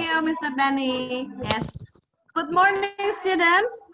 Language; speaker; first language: English; non-native, fluent; Indonesian